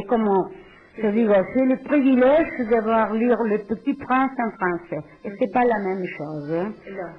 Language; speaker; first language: French; non-native, learner; Spanish